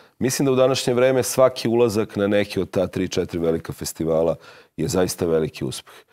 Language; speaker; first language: Serbian; native; Serbian